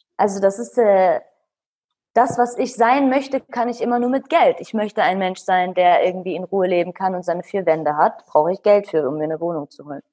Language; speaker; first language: German; early bilingual, other home language; Kurdish